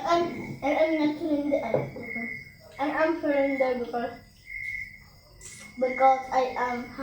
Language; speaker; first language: English; non-native, learner; Cebuano